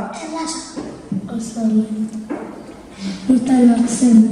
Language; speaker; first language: Basque; non-native, local second language; Spanish